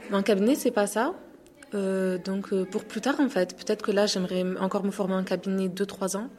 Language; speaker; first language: French; early bilingual, other home language; Arabic